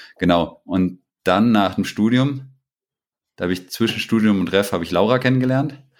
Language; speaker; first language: German; native; German